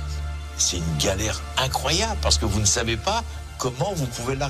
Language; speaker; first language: French; native; French